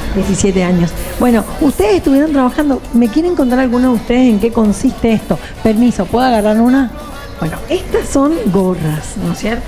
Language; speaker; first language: Spanish; native; Spanish